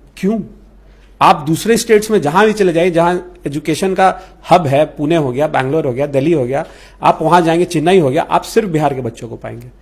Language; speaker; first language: Hindi; native; Hindi